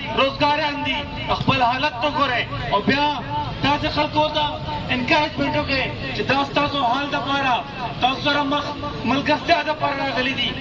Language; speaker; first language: Pashto; non-native, local second language; Northern Hindko